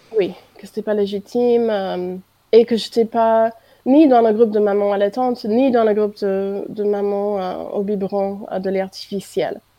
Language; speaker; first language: French; non-native, fluent; English